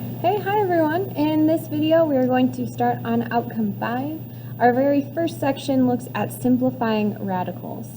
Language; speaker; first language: English; native; English